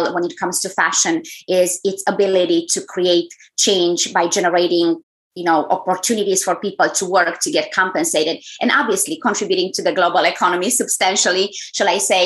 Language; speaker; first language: English; non-native, fluent; Romanian